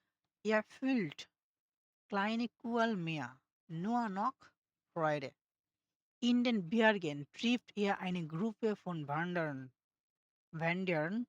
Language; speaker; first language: German; non-native, learner; Bangla